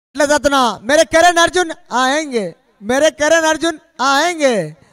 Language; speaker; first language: Hindi; non-native, local second language; Marathi